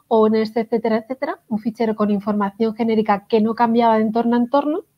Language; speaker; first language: Spanish; native; Spanish